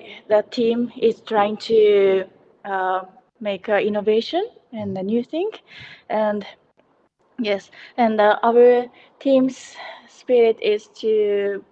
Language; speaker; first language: English; non-native, learner; Japanese